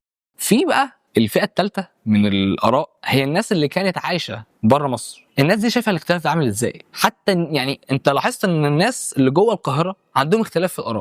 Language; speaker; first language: Arabic; native; Arabic